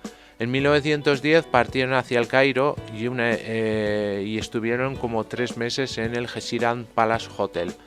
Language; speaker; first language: Spanish; native; Spanish